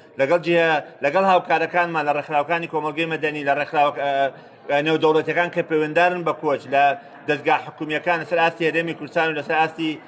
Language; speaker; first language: Central Kurdish; native; Central Kurdish